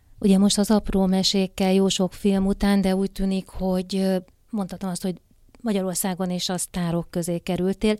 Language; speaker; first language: Hungarian; native; Hungarian